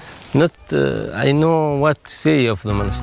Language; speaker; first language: English; non-native, learner; Arabic